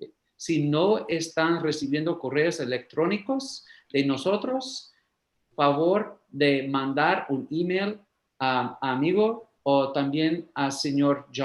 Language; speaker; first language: Spanish; early bilingual, heritage; English